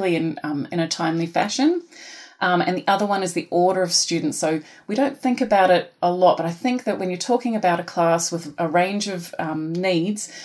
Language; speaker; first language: English; native; English